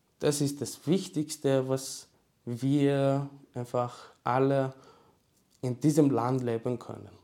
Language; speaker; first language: German; non-native, learner; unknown